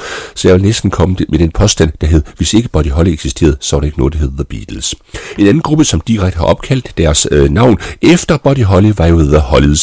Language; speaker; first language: Danish; native; Danish